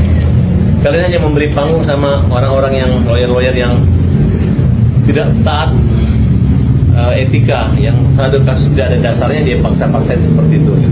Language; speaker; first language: Indonesian; native; Indonesian